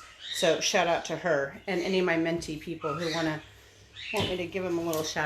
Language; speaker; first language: English; native; English